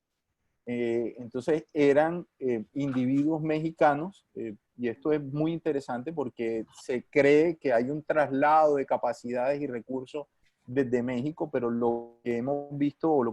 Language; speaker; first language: Spanish; native; Spanish